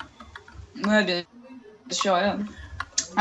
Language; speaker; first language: French; native; French